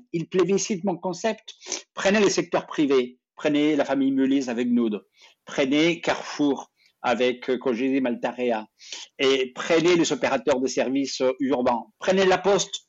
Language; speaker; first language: French; non-native, fluent; Spanish